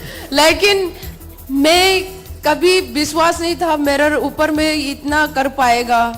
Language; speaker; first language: Hindi; non-native, local second language; Manipuri